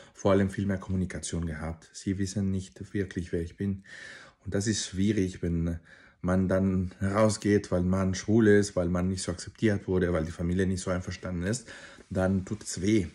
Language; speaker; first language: German; non-native, fluent; Spanish